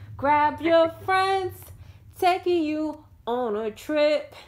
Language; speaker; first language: English; native; English